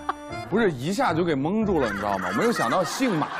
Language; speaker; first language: Chinese; native; Chinese